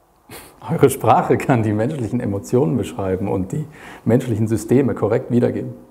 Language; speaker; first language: German; native; German